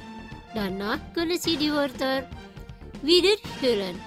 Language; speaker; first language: German; non-native, learner; Indonesian